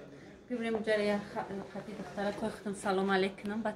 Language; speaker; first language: Russian; non-native, local second language; Tajik